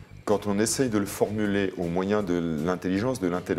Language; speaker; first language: French; native; French